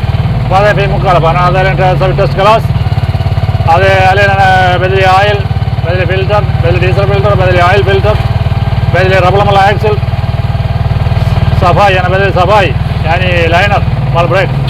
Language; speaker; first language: Arabic; non-native, learner; Malayalam